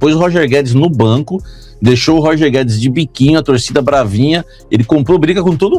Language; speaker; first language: Portuguese; native; Portuguese